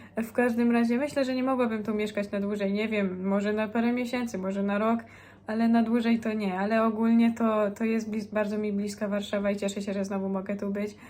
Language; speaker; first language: Polish; native; Polish